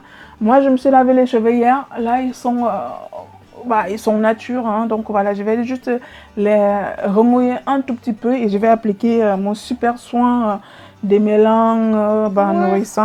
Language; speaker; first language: French; native; French